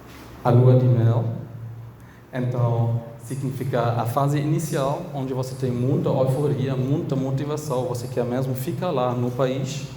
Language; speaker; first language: Portuguese; non-native, fluent; German